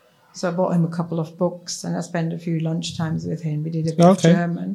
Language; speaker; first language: English; non-native, fluent; Swiss German